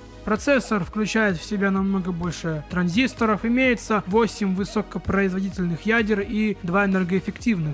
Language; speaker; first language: Russian; native; Russian